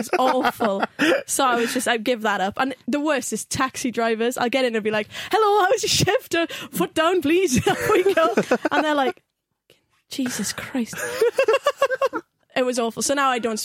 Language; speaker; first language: English; native; English